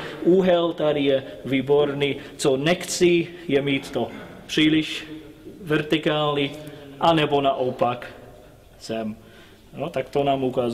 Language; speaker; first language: Czech; non-native, learner; English